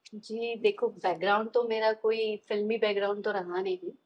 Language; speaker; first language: Hindi; native; Hindi